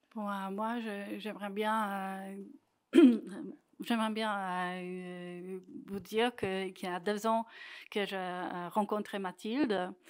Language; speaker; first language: French; non-native, fluent; Polish